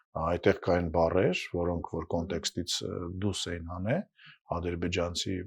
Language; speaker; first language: Armenian; non-native, fluent; Russian